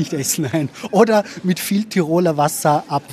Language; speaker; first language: German; native; German